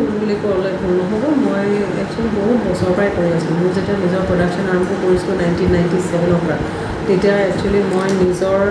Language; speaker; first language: Assamese; native; Assamese